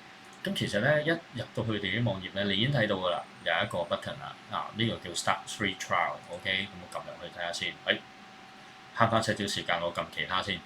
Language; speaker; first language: Cantonese; native; Cantonese